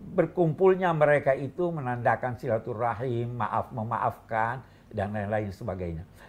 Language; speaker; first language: Indonesian; native; Indonesian